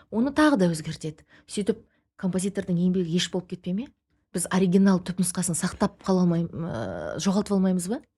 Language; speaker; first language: Kazakh; native; Kazakh